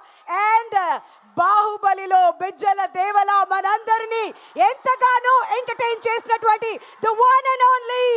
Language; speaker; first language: Telugu; native; Telugu